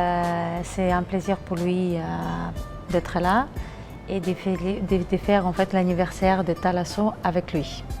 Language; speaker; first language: French; non-native, fluent; Greek